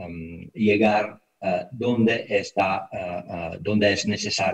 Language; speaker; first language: Spanish; non-native, fluent; Italian